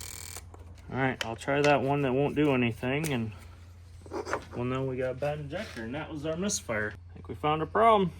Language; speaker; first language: English; native; English